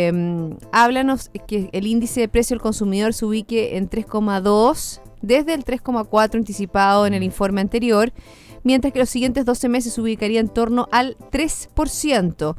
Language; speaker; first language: Spanish; native; Spanish